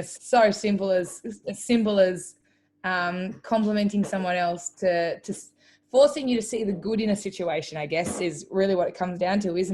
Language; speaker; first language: English; native; English